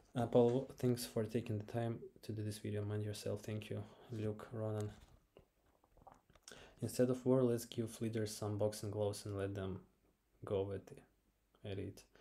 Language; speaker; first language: English; non-native, fluent; Ukrainian